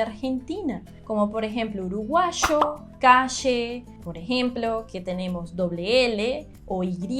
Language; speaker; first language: Spanish; non-native, fluent; Portuguese